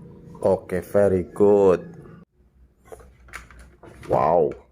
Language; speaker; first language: English; non-native, learner; Indonesian